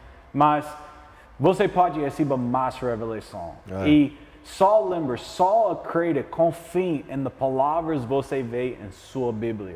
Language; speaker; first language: Portuguese; non-native, learner; English